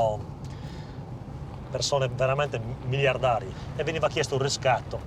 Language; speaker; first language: Italian; native; Italian